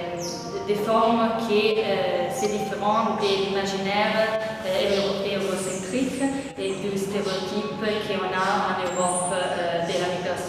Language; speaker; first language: French; non-native, fluent; Italian